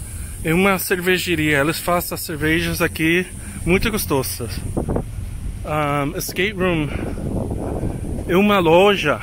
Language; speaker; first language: Portuguese; non-native, learner; English